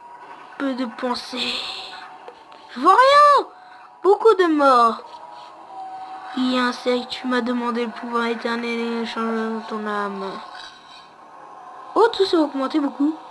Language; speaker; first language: French; native; French